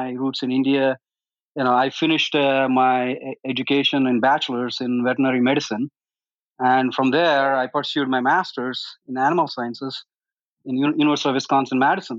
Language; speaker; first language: English; non-native, local second language; Telugu